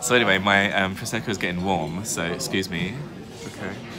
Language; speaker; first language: English; native; English